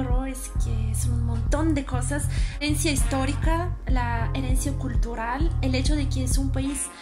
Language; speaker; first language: Spanish; non-native, fluent; Bulgarian